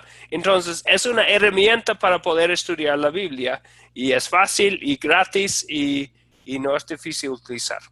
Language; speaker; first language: Spanish; non-native, fluent; English